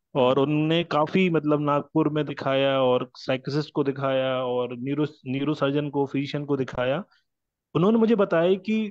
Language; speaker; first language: Hindi; non-native, local second language; Marathi